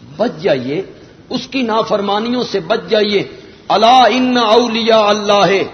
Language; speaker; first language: Urdu; non-native, local second language; Punjabi